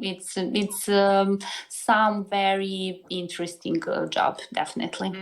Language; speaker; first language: English; non-native, learner; Serbian